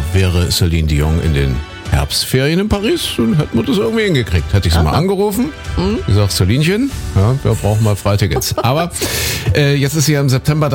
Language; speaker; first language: German; native; German